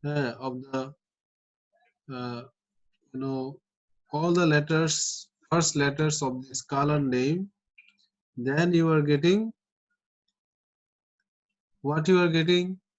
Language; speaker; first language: English; non-native, local second language; Bangla